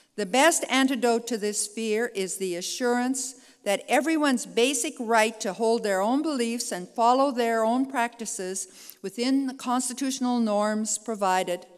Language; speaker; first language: English; native; English